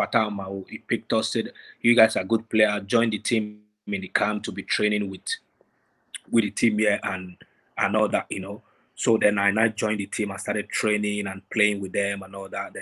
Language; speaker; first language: English; non-native, local second language; Yoruba